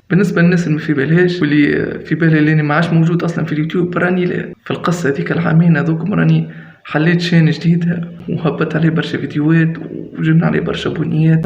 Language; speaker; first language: Arabic; native; Arabic